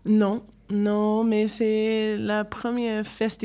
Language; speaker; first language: French; non-native, learner; English